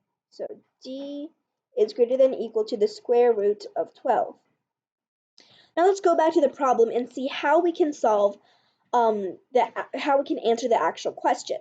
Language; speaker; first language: English; native; English